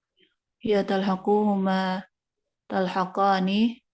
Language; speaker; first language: Arabic; non-native, learner; Indonesian